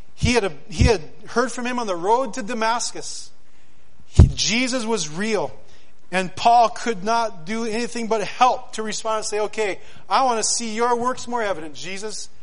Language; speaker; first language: English; native; English